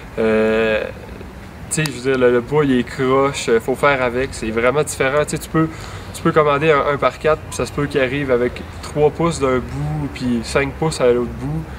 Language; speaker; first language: French; native; French